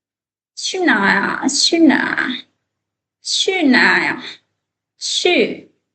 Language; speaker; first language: Chinese; non-native, fluent; Lao